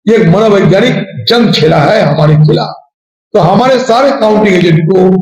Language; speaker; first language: Hindi; non-native, local second language; Bangla